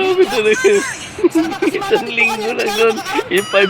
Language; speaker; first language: Filipino; non-native, local second language; Cebuano